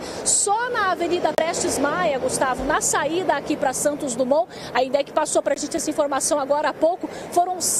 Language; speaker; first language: Portuguese; native; Portuguese